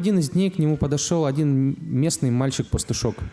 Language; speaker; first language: Russian; native; Russian